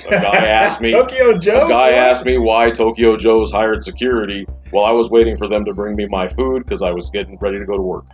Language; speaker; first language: English; native; English